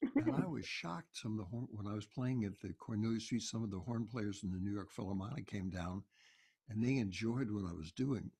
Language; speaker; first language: English; native; English